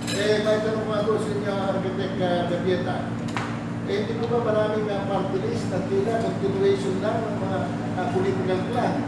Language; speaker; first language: Filipino; native; Filipino